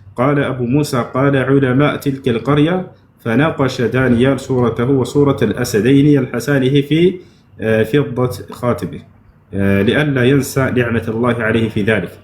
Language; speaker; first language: Arabic; non-native, fluent; Amharic